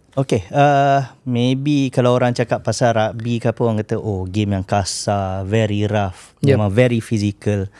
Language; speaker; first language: Malay; native; Malay